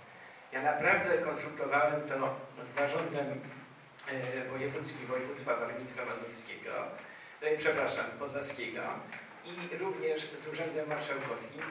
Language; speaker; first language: Polish; native; Polish